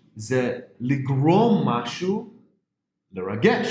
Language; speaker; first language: Hebrew; non-native, fluent; English